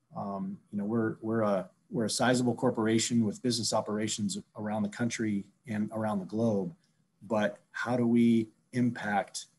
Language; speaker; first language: English; native; English